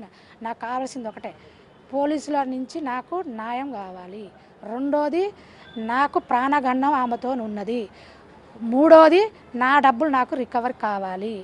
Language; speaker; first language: Telugu; native; Telugu